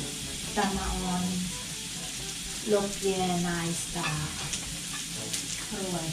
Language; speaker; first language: Finnish; non-native, learner; Filipino